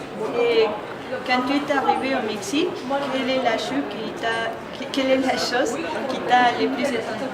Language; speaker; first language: French; non-native, fluent; Spanish